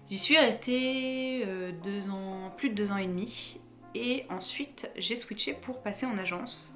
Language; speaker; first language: French; native; French